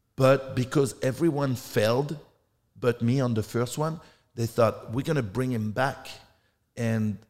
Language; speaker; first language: English; non-native, fluent; French